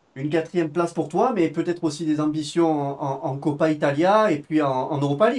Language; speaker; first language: French; native; French